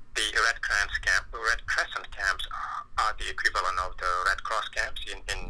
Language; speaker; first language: English; non-native, fluent; French